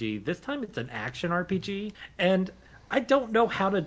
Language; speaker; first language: English; native; English